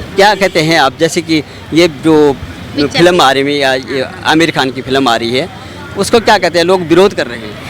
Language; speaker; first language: Hindi; native; Hindi